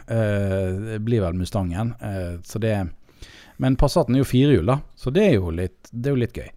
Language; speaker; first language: Norwegian; native; Norwegian